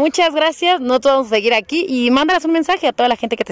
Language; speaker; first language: Spanish; native; Spanish